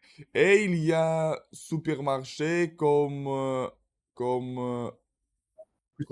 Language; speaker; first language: French; non-native, learner; Russian